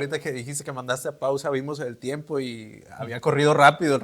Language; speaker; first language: Spanish; native; Spanish